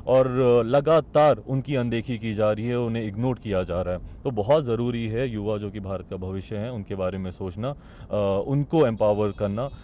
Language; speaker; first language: Hindi; native; Hindi